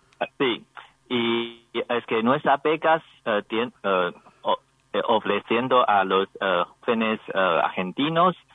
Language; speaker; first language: Spanish; non-native, learner; Chinese